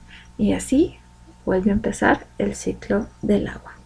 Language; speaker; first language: Spanish; native; Spanish